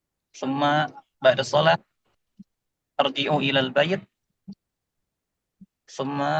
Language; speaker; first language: Arabic; non-native, learner; Indonesian